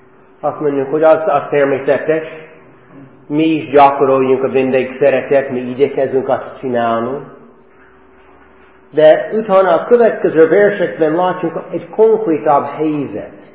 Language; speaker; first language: Hungarian; non-native, fluent; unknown